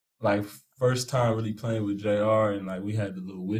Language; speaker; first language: English; native; English